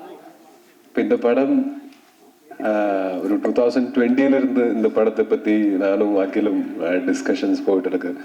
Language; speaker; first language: Tamil; non-native, learner; Malayalam